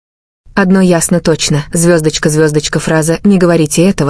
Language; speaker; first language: Russian; native; Russian